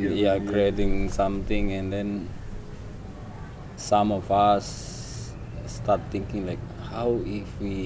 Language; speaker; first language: English; non-native, learner; Indonesian